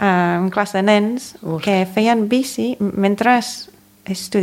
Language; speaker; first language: Catalan; non-native, fluent; English